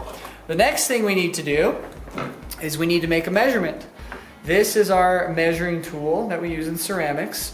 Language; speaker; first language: English; native; English